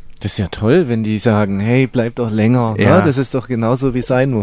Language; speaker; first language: German; native; German